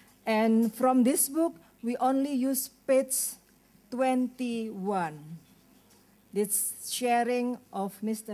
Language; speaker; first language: English; non-native, learner; Indonesian